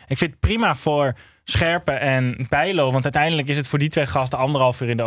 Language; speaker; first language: Dutch; native; Dutch